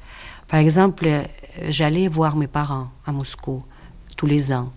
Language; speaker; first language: French; non-native, fluent; Russian